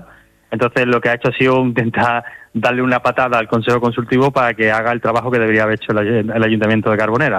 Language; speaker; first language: Spanish; native; Spanish